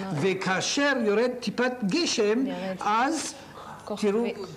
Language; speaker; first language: Hebrew; native; Hebrew